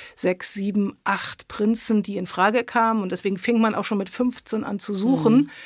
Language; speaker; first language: German; native; German